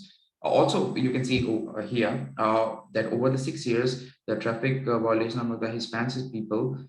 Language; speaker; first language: English; non-native, local second language; Urdu